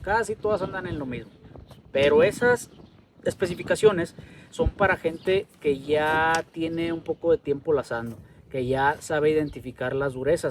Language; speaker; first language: Spanish; native; Spanish